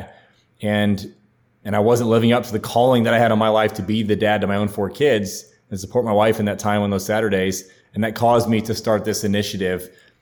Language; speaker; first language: English; native; English